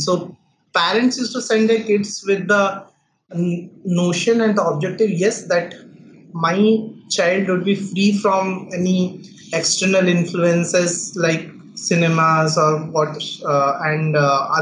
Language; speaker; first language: English; non-native, local second language; Odia